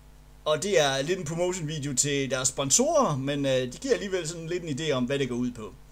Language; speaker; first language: Danish; native; Danish